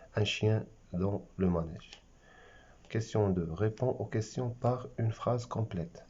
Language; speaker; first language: French; non-native, local second language; Arabic